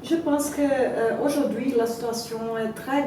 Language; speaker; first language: French; non-native, learner; Portuguese